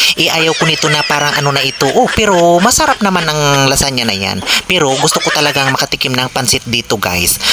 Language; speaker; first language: Filipino; native; Filipino